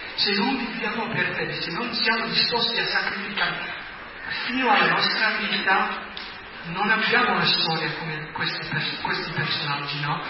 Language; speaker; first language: Italian; non-native, fluent; English